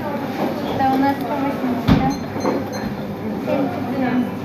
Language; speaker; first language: Russian; non-native, fluent; Tajik